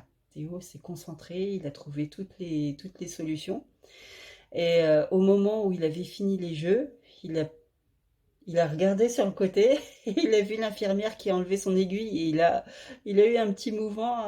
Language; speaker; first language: French; native; French